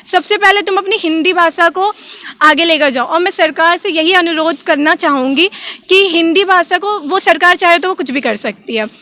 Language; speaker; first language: Hindi; native; Hindi